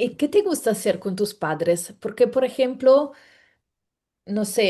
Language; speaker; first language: Spanish; non-native, fluent; Italian